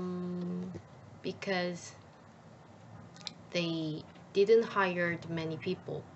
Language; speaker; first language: English; non-native, learner; Korean